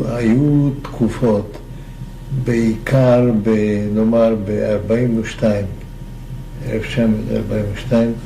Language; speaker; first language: Hebrew; non-native, fluent; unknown